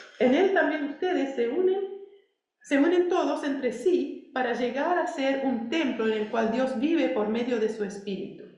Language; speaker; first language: Spanish; early bilingual, other home language; English